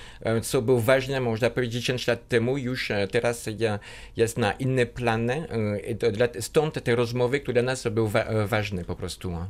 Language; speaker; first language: Polish; non-native, fluent; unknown